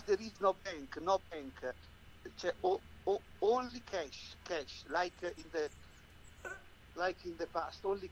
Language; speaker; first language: English; non-native, learner; Italian